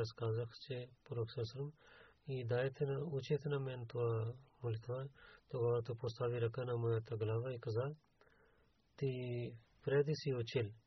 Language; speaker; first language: Bulgarian; non-native, learner; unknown